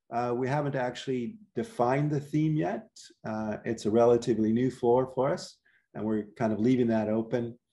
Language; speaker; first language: English; native; English